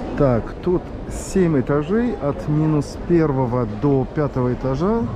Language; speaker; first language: Russian; early bilingual, heritage; Russian